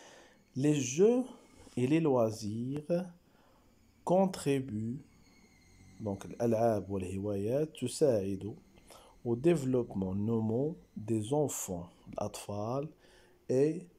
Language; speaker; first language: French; non-native, local second language; Arabic